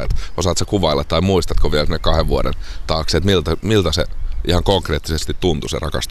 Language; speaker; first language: Finnish; native; Finnish